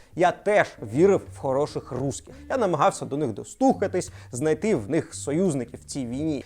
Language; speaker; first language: Ukrainian; non-native, local second language; Russian